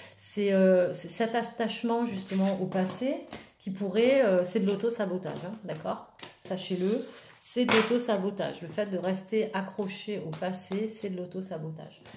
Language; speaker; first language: French; native; French